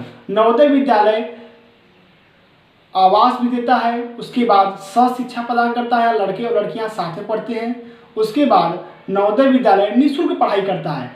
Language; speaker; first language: Hindi; native; Hindi